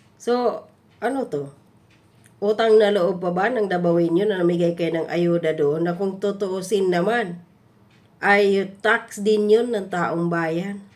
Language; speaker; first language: Filipino; non-native, local second language; Cebuano